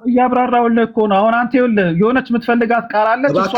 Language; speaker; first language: Amharic; native; Amharic